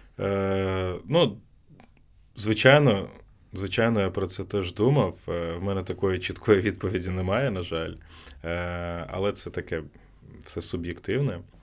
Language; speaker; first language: Ukrainian; non-native, local second language; Crimean Tatar